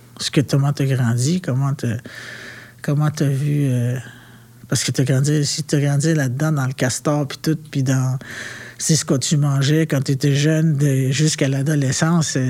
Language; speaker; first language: French; non-native, local second language; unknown